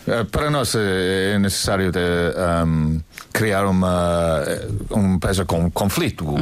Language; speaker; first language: Portuguese; non-native, learner; English